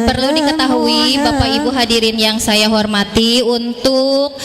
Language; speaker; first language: Indonesian; native; Indonesian